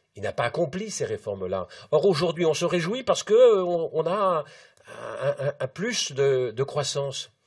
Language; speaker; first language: French; native; French